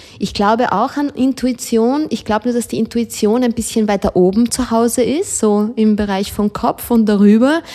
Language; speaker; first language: German; early bilingual, other home language; Spanish